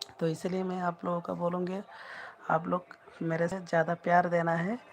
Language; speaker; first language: Hindi; non-native, learner; Bangla